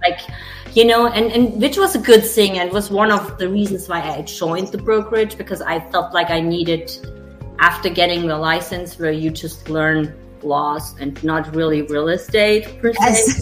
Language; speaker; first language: English; non-native, fluent; German